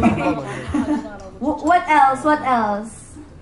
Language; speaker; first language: English; non-native, local second language; Filipino